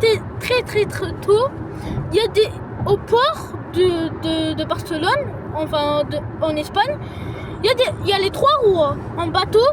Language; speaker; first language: French; early bilingual, other home language; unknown